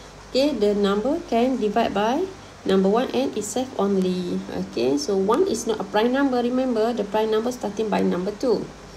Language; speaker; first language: English; non-native, local second language; Malay